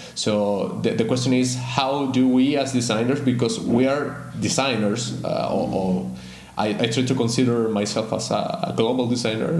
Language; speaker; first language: English; non-native, fluent; Spanish